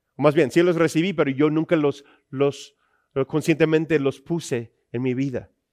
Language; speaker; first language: Spanish; non-native, fluent; English